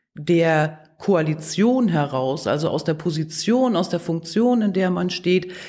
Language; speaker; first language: German; native; German